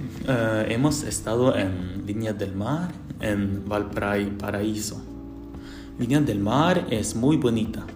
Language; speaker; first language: Spanish; non-native, learner; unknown